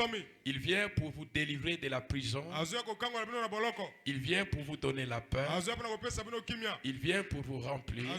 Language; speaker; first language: French; non-native, local second language; Lingala